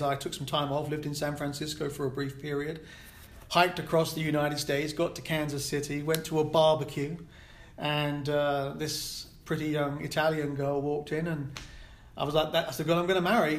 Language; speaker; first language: English; native; English